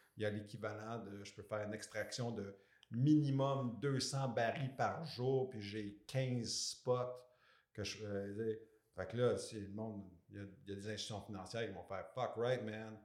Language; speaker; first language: French; native; French